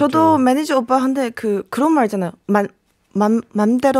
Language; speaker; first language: Korean; non-native, learner; Chinese